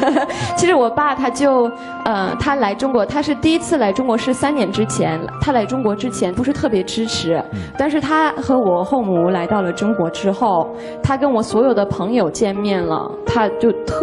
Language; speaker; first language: Chinese; non-native, fluent; English